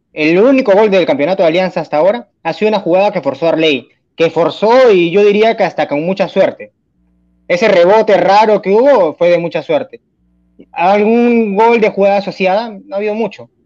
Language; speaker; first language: Spanish; native; Spanish